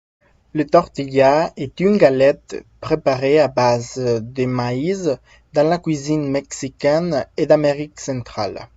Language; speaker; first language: French; non-native, fluent; Spanish